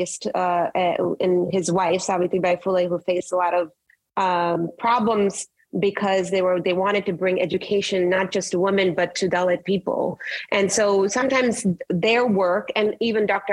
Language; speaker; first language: English; non-native, local second language; Marathi